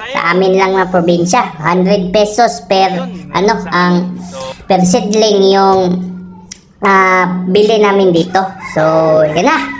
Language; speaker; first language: Filipino; non-native, local second language; Cebuano